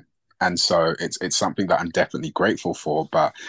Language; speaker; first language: English; native; English